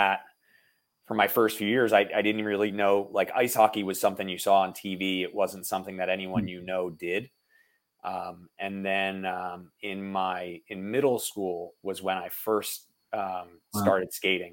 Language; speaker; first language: English; native; English